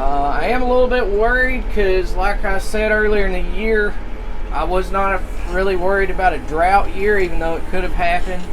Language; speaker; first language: English; native; English